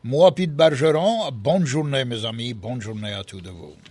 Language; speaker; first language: French; native; French